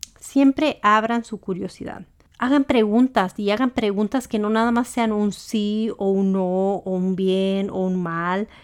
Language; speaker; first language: Spanish; early bilingual, heritage; Spanish